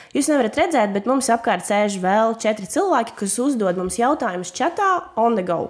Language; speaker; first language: Latvian; non-native, local second language; Russian